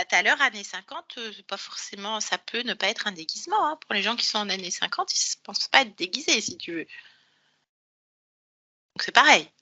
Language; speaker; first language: French; native; French